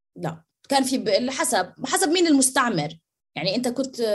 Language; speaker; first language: Arabic; native; Arabic